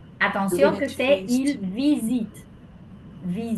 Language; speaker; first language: French; non-native, fluent; Spanish